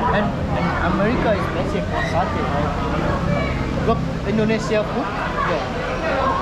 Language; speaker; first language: English; non-native, learner; Indonesian